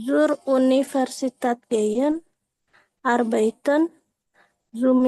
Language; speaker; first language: German; non-native, learner; Indonesian